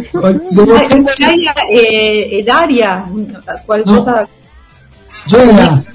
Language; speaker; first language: Italian; non-native, learner; Spanish